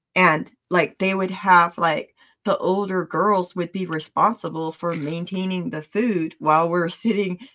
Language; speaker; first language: English; early bilingual, other home language; Pennsylvania German